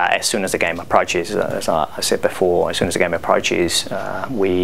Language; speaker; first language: English; non-native, fluent; Spanish